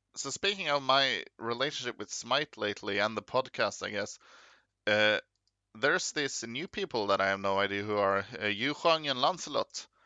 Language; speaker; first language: English; non-native, fluent; Norwegian